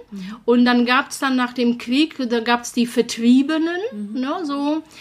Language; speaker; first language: German; non-native, fluent; Polish